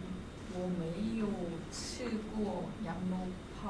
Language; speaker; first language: Chinese; non-native, learner; Korean